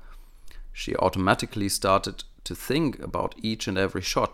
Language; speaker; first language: English; non-native, fluent; German